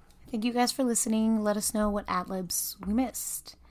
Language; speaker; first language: English; native; English